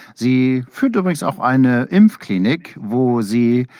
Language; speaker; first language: German; non-native, fluent; English